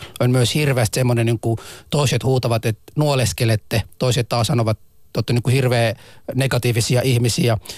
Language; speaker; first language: Finnish; non-native, fluent; Arabic